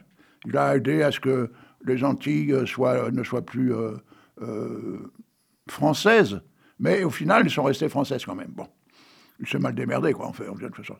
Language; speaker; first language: French; native; French